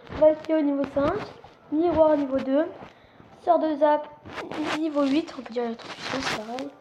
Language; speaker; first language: French; native; French